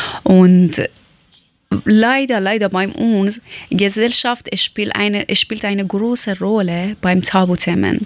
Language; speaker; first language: German; non-native, learner; Persian